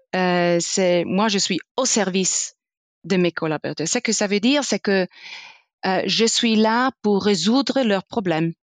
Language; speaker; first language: French; non-native, fluent; Italian